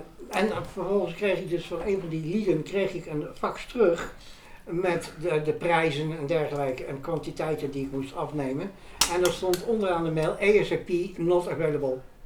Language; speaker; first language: Dutch; native; Dutch